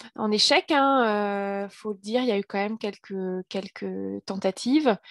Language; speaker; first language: French; native; French